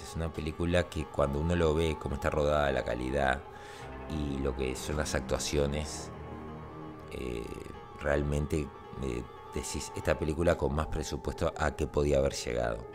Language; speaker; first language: Spanish; native; Spanish